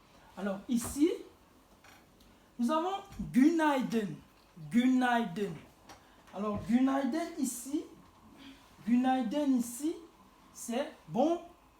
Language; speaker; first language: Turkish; non-native, fluent; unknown